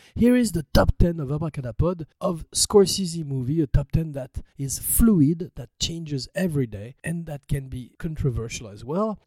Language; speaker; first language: English; non-native, fluent; French